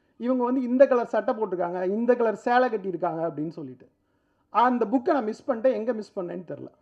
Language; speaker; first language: Tamil; native; Tamil